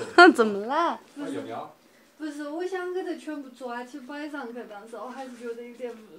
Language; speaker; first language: Chinese; native; Chinese